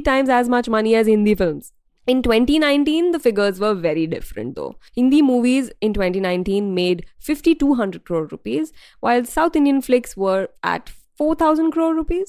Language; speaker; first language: English; non-native, local second language; Hindi